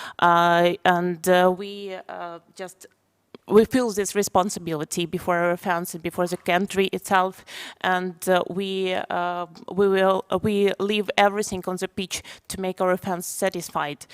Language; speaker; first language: English; non-native, fluent; Ukrainian